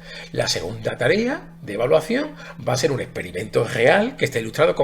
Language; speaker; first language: Spanish; native; Spanish